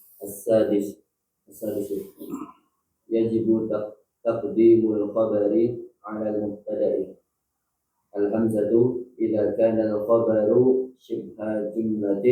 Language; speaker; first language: Arabic; non-native, learner; Indonesian